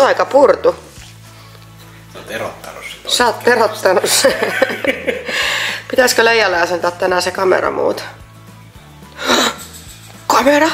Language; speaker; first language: Finnish; native; Finnish